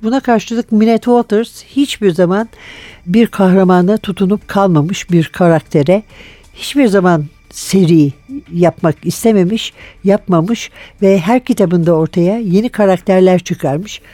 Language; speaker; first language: Turkish; native; Turkish